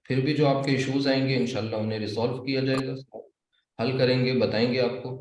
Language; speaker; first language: Urdu; native; Urdu